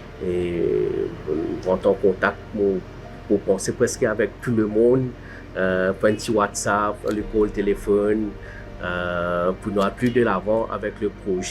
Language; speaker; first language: French; non-native, local second language; Morisyen